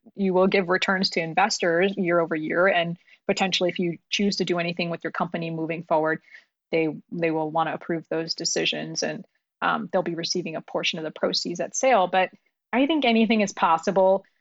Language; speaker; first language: English; early bilingual, other home language; Urdu